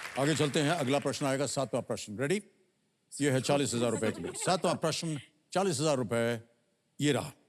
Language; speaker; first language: Hindi; native; Hindi